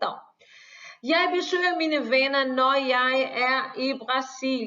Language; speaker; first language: Danish; non-native, fluent; Portuguese